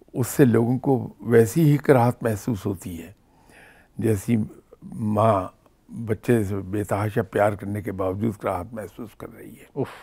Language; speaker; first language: Urdu; non-native, local second language; Punjabi